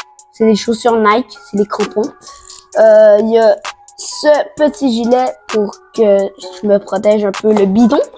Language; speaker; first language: French; native; French